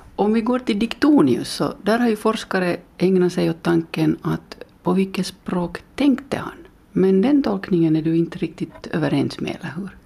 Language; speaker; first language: Swedish; native; Swedish